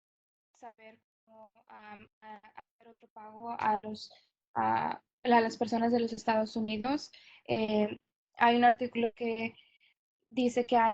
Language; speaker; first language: Spanish; non-native, fluent; English